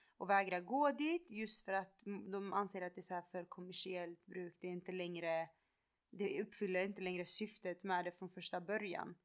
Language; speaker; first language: Swedish; early bilingual, other home language; Kurdish